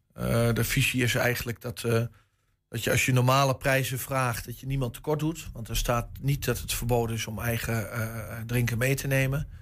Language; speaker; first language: Dutch; native; Dutch